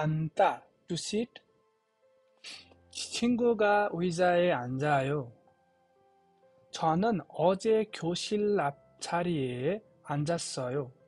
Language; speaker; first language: Korean; non-native, fluent; Nepali